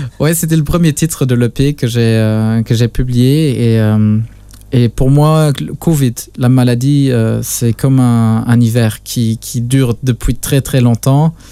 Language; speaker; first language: French; non-native, local second language; Luxembourgish